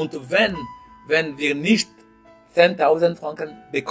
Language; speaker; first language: German; non-native, learner; French